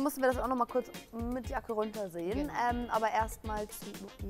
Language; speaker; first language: German; native; German